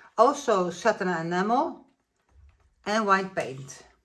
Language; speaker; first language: English; non-native, fluent; Dutch